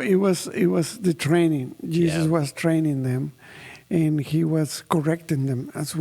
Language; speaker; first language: English; non-native, fluent; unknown